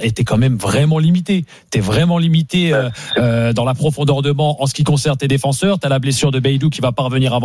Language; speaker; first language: French; native; French